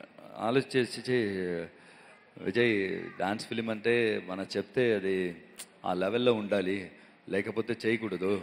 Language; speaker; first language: Telugu; non-native, local second language; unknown